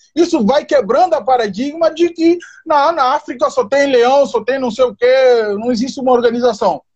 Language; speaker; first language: Portuguese; non-native, local second language; Upper Guinea Crioulo